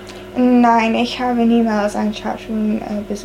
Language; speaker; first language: German; non-native, learner; English